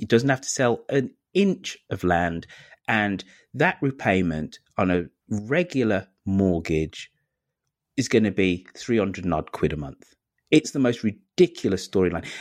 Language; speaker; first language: English; native; English